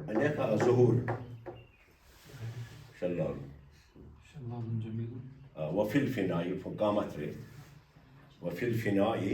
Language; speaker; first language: Arabic; non-native, fluent; Urdu